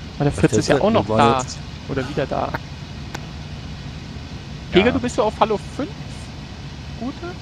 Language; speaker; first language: German; native; German